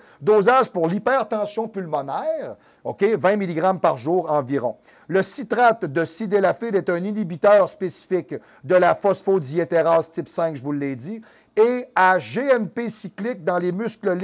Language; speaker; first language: French; native; French